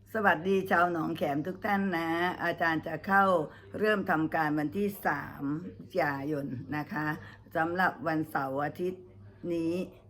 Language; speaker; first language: Thai; native; Thai